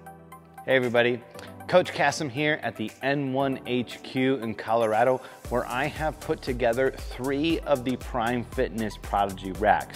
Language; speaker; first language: English; native; English